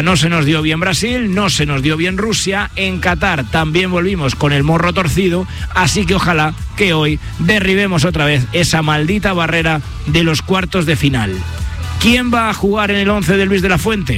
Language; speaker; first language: Spanish; native; Spanish